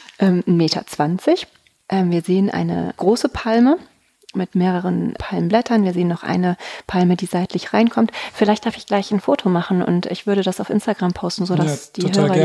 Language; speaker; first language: German; native; German